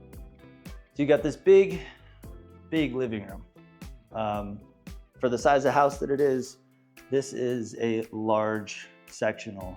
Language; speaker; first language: English; native; English